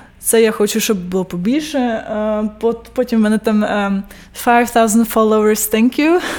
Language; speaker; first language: Ukrainian; early bilingual, heritage; Ukrainian